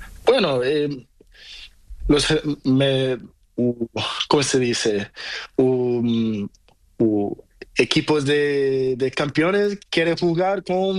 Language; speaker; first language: Spanish; non-native, learner; Portuguese